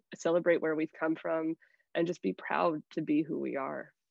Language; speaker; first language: English; native; English